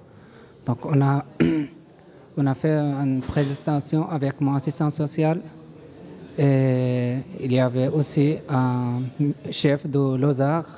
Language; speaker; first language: French; non-native, learner; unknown